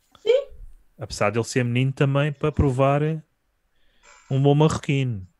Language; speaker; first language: Portuguese; native; Portuguese